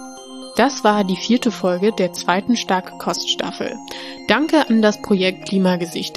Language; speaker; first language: German; native; German